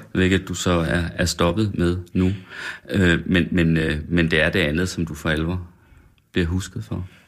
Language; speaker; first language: Danish; native; Danish